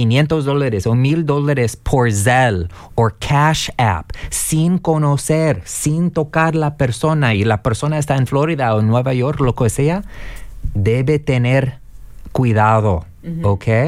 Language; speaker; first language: Spanish; non-native, learner; English